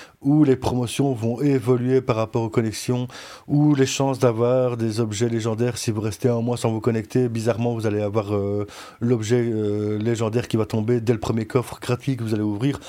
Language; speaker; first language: French; native; French